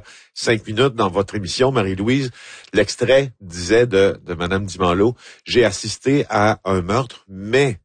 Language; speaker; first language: French; native; French